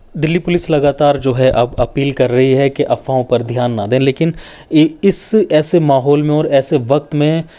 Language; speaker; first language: Hindi; native; Hindi